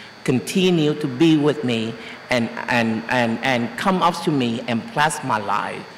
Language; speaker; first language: English; non-native, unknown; Vietnamese